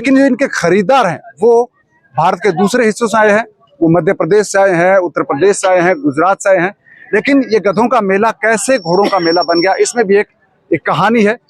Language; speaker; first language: Hindi; native; Hindi